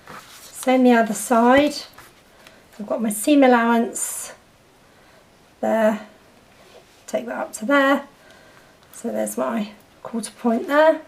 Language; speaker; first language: English; native; English